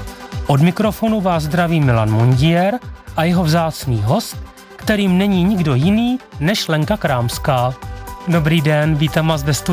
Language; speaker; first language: Czech; native; Czech